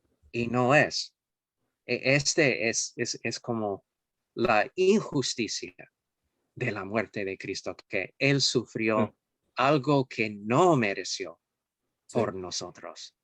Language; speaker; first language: Spanish; non-native, fluent; English